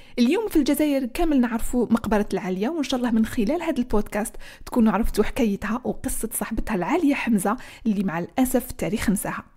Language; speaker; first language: Arabic; native; Arabic